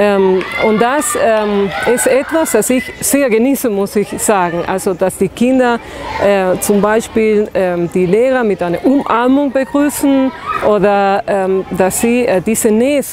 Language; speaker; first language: German; non-native, fluent; Spanish